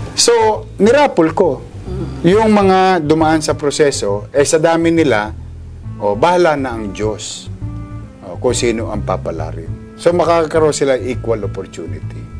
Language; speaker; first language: Filipino; native; Filipino